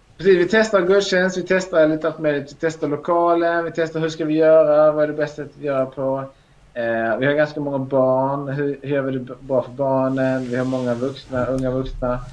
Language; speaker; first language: Swedish; native; Swedish